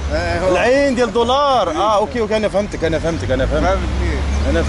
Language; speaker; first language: Arabic; early bilingual, heritage; Arabic